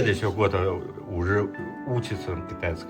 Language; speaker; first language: Russian; non-native, learner; Chinese